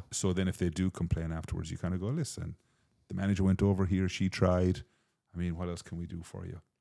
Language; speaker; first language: English; native; English